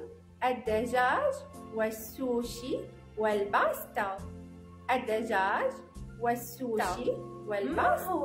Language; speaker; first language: Arabic; early bilingual, heritage; Arabic